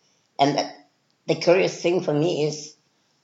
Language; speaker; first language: English; non-native, fluent; German